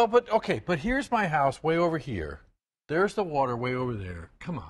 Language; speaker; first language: English; native; English